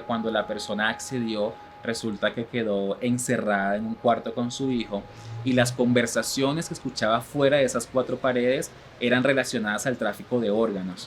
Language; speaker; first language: Spanish; native; Spanish